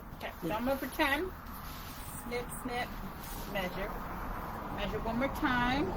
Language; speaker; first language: English; native; English